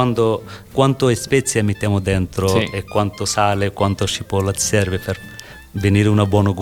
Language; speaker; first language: Italian; non-native, learner; Bangla